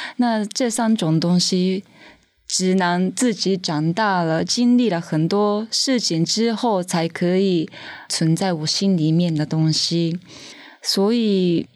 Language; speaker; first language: Chinese; non-native, fluent; Japanese